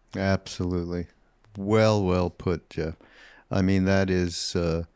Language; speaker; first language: English; native; English